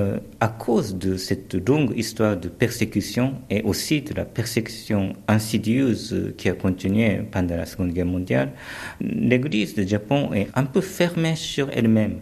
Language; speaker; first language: French; early bilingual, other home language; Japanese